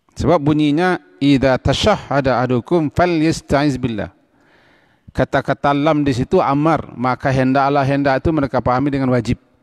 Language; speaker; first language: Malay; non-native, local second language; Minangkabau